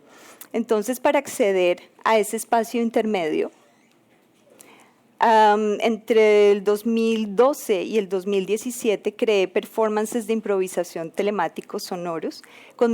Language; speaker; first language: Spanish; native; Spanish